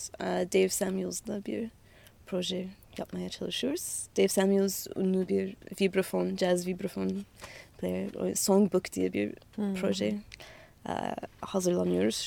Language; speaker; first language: Turkish; non-native, fluent; English